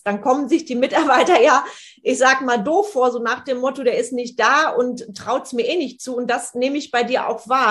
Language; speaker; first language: German; native; German